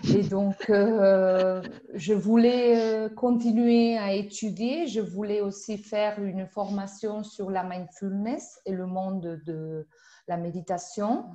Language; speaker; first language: French; non-native, fluent; Spanish